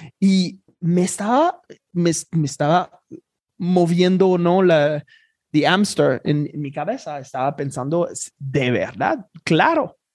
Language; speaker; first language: Spanish; non-native, fluent; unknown